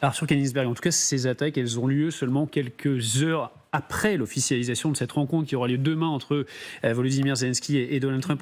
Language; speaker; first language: French; native; French